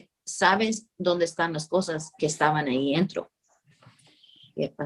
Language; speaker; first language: Spanish; early bilingual, heritage; Spanish